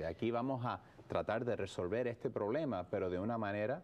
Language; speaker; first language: Spanish; early bilingual, heritage; Spanish